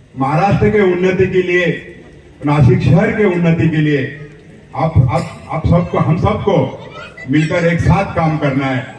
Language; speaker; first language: Hindi; native; Hindi